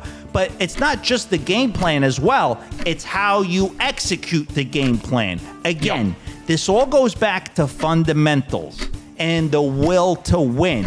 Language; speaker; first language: English; native; English